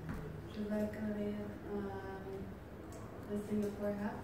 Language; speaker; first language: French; non-native, learner; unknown